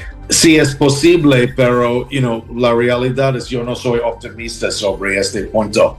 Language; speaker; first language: Spanish; non-native, learner; English